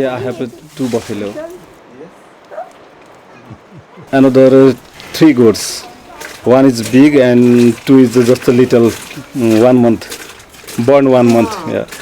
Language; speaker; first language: English; non-native, learner; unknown